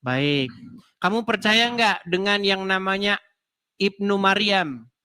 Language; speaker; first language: Indonesian; native; Indonesian